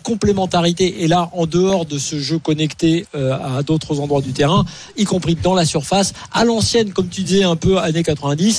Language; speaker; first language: French; native; French